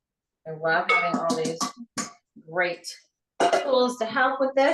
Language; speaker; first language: English; native; English